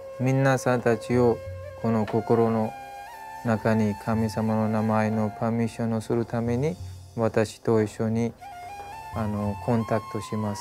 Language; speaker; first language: Japanese; non-native, learner; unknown